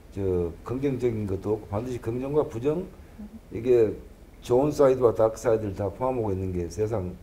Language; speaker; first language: Korean; native; Korean